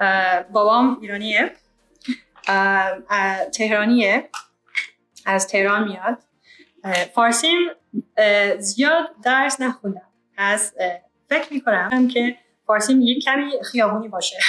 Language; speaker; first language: Persian; early bilingual, heritage; English